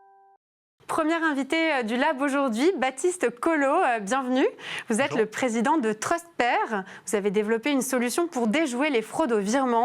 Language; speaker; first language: French; native; French